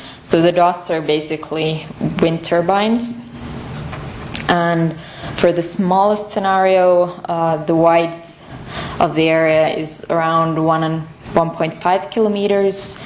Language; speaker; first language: English; non-native, fluent; Finnish